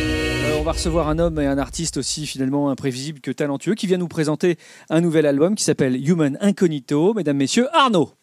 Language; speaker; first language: French; native; French